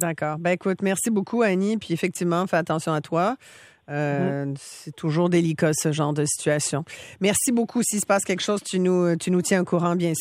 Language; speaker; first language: French; native; French